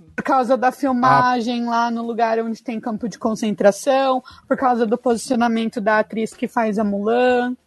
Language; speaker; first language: Portuguese; native; Portuguese